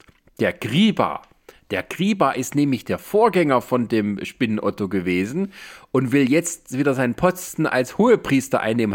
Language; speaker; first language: German; native; German